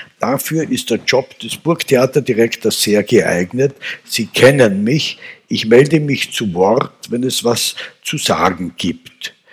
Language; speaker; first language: German; native; German